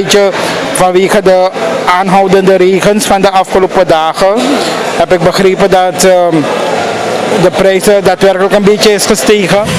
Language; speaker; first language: Dutch; native; Dutch